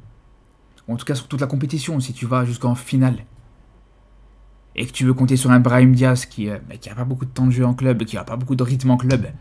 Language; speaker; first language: French; native; French